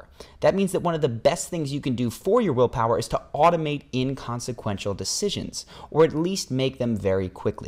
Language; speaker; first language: English; native; English